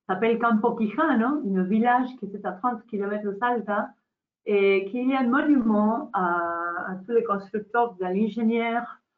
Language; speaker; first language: French; non-native, learner; Spanish